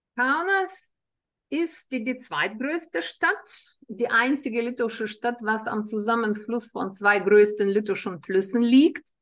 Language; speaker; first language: German; non-native, fluent; Lithuanian